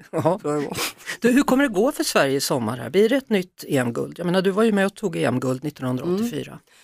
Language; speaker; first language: Swedish; native; Swedish